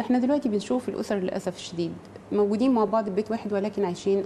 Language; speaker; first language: Arabic; native; Arabic